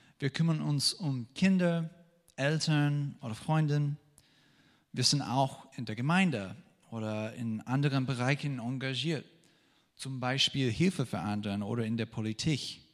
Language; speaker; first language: German; non-native, fluent; English